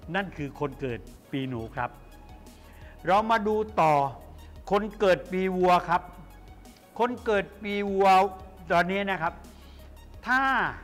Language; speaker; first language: Thai; native; Thai